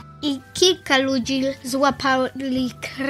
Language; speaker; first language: Polish; early bilingual, heritage; Polish